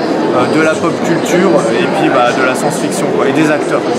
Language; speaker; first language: French; native; French